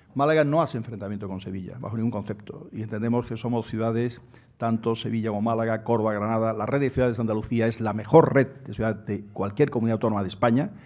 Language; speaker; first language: Spanish; native; Spanish